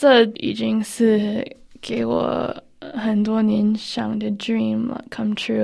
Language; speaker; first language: Chinese; early bilingual, heritage; Chinese